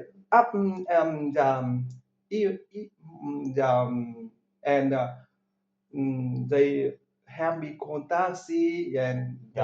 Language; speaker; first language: English; non-native, learner; Vietnamese